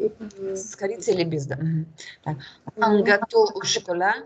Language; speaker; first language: French; non-native, learner; Russian